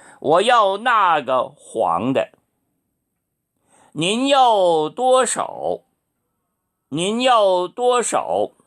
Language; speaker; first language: Chinese; non-native, fluent; Korean